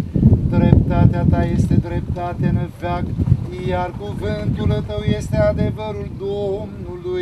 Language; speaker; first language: Romanian; native; Romanian